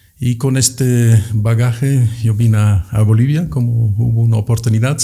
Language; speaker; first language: Spanish; non-native, fluent; Dutch